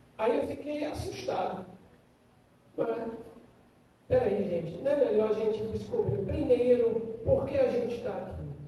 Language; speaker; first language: Portuguese; non-native, fluent; German